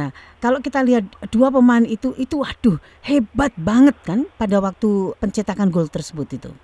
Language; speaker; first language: Indonesian; native; Indonesian